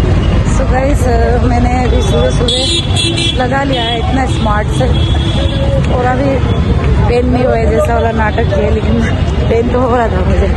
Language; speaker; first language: Hindi; non-native, local second language; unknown